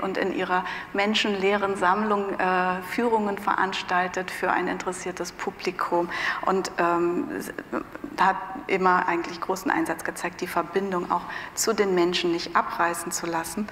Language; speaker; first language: German; native; German